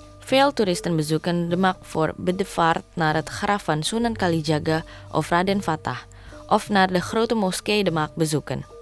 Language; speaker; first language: Dutch; non-native, fluent; Indonesian